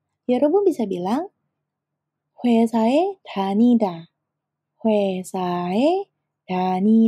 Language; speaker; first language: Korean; non-native, fluent; Indonesian